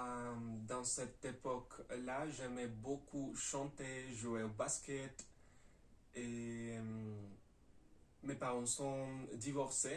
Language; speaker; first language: French; non-native, learner; Spanish